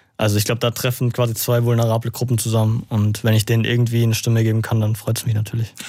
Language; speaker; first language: German; native; German